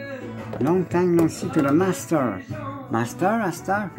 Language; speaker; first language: English; non-native, learner; French